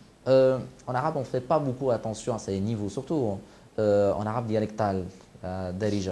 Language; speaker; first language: French; non-native, local second language; Arabic